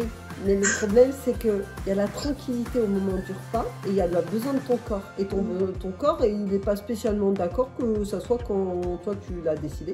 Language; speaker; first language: French; native; French